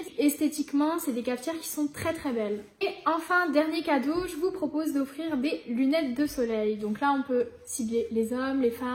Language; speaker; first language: French; native; French